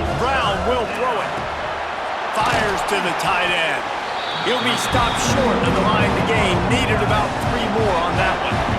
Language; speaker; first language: English; native; English